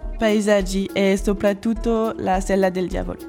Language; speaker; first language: Italian; non-native, learner; French